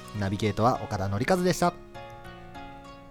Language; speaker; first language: Japanese; native; Japanese